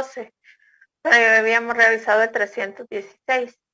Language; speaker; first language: Spanish; native; Spanish